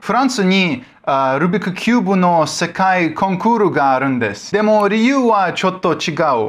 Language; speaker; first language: Japanese; non-native, learner; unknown